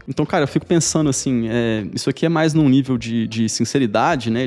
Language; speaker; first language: Portuguese; native; Portuguese